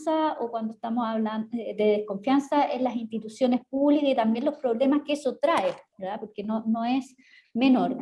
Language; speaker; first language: Spanish; native; Spanish